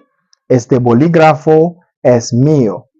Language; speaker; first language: Spanish; non-native, learner; Haitian Creole